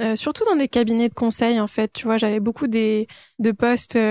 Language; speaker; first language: French; native; French